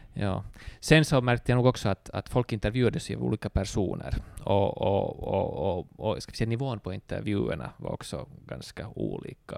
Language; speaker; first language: Swedish; native; Swedish